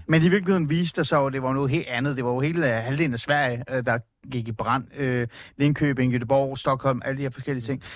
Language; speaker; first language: Danish; early bilingual, other home language; Persian